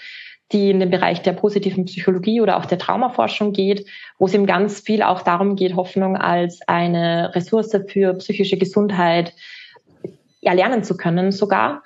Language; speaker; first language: German; native; German